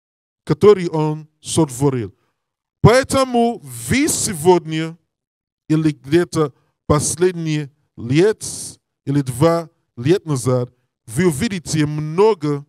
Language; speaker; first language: Russian; non-native, learner; English